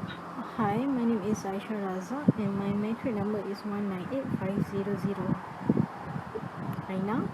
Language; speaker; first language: English; non-native, local second language; Malay